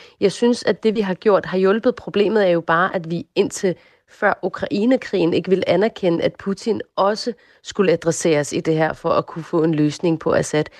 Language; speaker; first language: Danish; early bilingual, other home language; Arabic